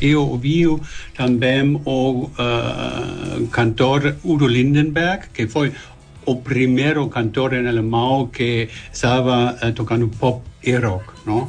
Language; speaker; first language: Portuguese; non-native, learner; German